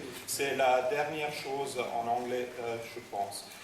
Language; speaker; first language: French; non-native, local second language; German